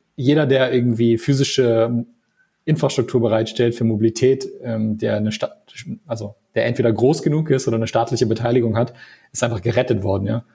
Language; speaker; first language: German; non-native, fluent; English